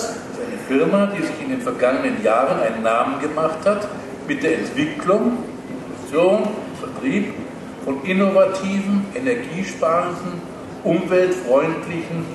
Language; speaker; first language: German; native; German